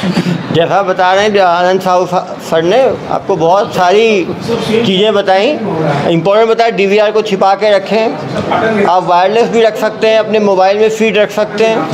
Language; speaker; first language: Hindi; native; Hindi